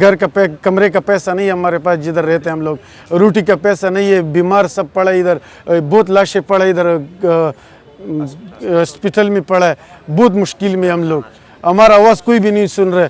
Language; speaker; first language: Hindi; non-native, fluent; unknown